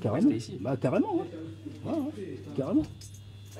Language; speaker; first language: French; early bilingual, other home language; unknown